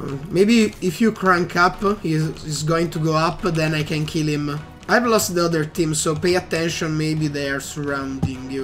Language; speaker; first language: English; non-native, fluent; Italian